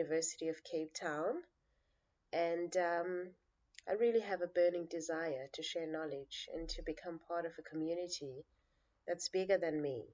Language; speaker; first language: English; non-native, local second language; Xhosa